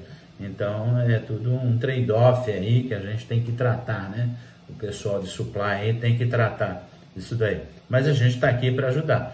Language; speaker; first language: Portuguese; native; Portuguese